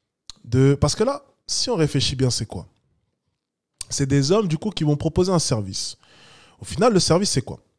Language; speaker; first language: French; native; French